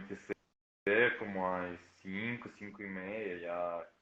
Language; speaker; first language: Portuguese; non-native, fluent; Spanish